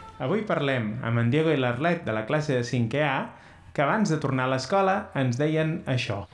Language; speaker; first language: Catalan; native; Catalan